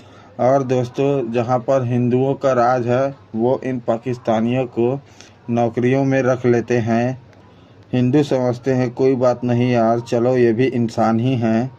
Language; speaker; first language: Hindi; native; Hindi